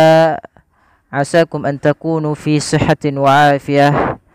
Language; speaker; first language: Arabic; non-native, fluent; Indonesian